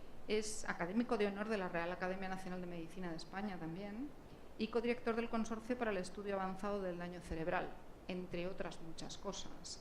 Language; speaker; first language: Spanish; native; Spanish